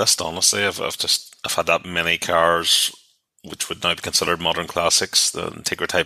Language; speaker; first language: English; native; English